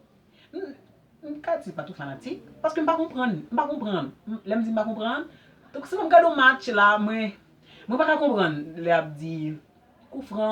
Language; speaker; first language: French; non-native, learner; Haitian Creole